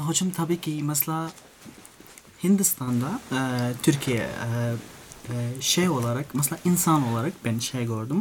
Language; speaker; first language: Turkish; non-native, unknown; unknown